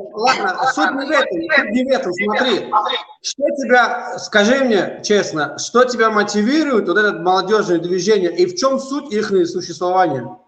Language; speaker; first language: Russian; non-native, local second language; Tajik